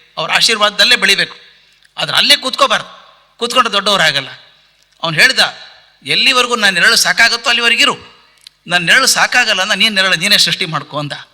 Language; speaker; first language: Kannada; native; Kannada